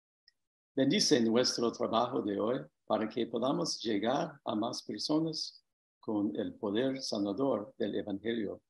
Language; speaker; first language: Spanish; non-native, fluent; English